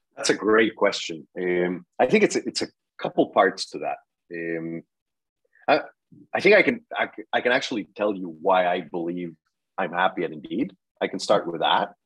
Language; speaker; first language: English; non-native, fluent; Spanish